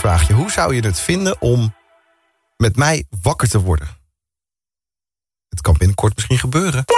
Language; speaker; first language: Dutch; native; Dutch